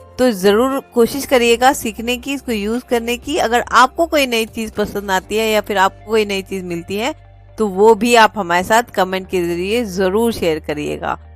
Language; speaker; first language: Hindi; native; Hindi